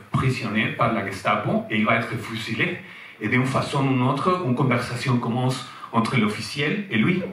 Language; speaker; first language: French; non-native, fluent; Spanish